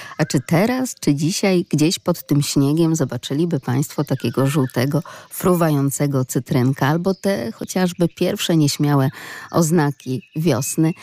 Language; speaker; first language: Polish; native; Polish